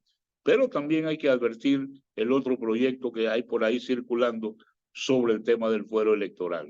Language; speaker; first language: Spanish; native; Spanish